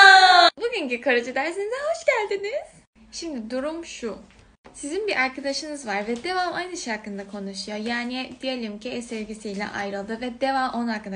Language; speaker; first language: Turkish; non-native, fluent; Korean